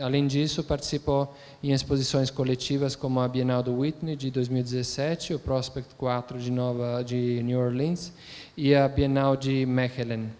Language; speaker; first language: Portuguese; non-native, fluent; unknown